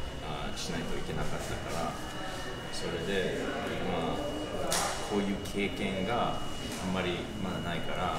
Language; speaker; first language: Japanese; non-native, learner; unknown